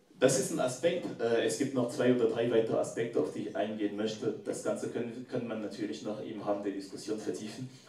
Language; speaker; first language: German; non-native, fluent; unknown